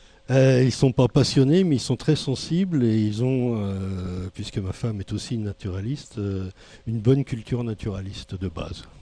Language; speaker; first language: French; native; French